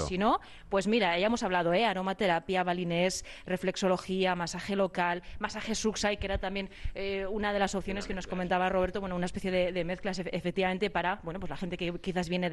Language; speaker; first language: Spanish; native; Spanish